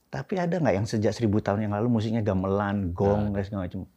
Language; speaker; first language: Indonesian; non-native, local second language; Javanese